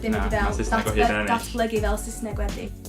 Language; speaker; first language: Welsh; native; Welsh